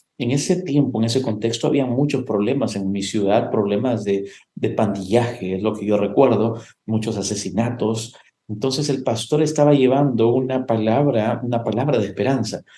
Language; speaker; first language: Spanish; native; Spanish